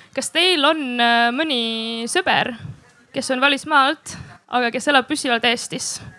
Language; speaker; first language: Estonian; non-native, local second language; Russian